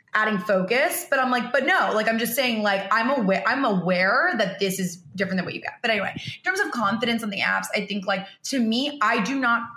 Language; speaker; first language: English; early bilingual, other home language; Spanish